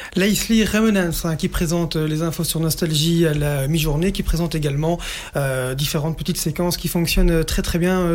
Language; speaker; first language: French; native; French